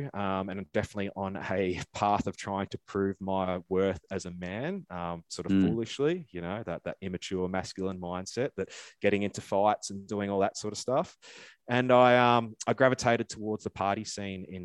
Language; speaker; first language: English; native; English